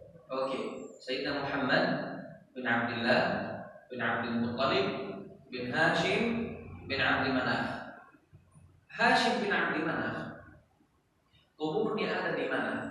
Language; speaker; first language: Indonesian; non-native, learner; Arabic